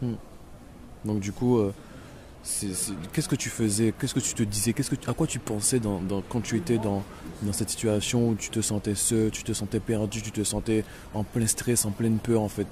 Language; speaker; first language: French; native; French